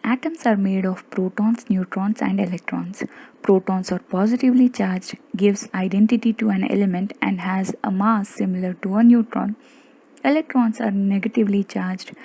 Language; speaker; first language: English; non-native, local second language; Kannada